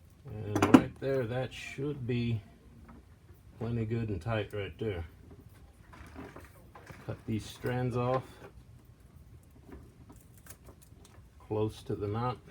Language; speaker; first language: English; native; English